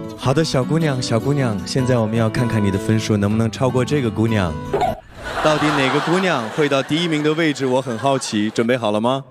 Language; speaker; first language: Chinese; native; Chinese